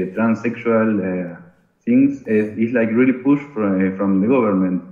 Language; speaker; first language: English; non-native, learner; Spanish